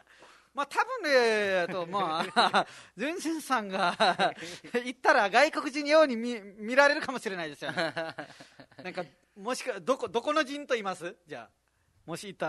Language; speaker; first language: Japanese; non-native, fluent; Nepali